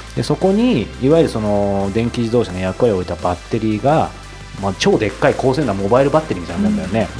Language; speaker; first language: Japanese; native; Japanese